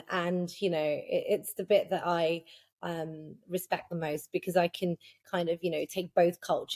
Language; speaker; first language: English; native; English